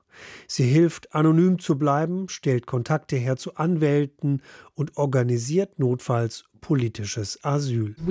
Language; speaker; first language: German; native; German